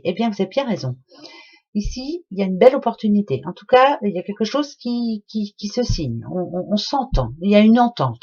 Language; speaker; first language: French; native; French